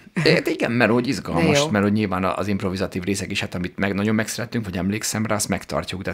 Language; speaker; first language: Hungarian; native; Hungarian